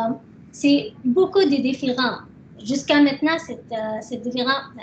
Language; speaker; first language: French; non-native, learner; Arabic